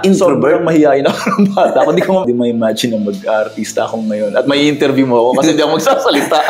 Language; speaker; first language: Filipino; native; Filipino